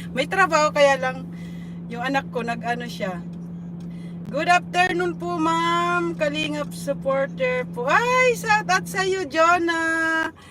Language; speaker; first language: Filipino; non-native, local second language; Bikol